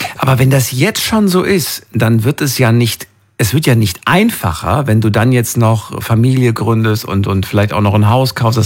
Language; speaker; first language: German; native; German